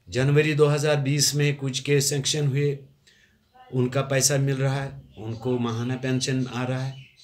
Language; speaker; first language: Hindi; non-native, local second language; Kashmiri